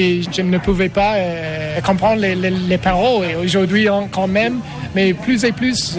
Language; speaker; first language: French; non-native, learner; English